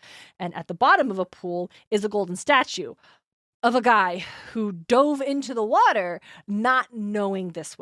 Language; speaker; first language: English; native; English